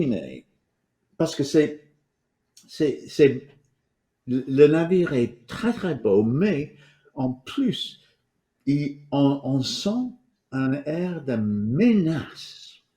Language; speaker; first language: French; non-native, fluent; English